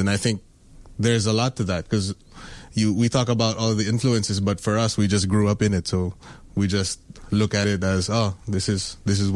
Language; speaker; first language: English; non-native, local second language; Filipino